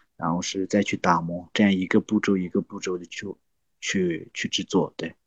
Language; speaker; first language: Chinese; non-native, local second language; Tibetan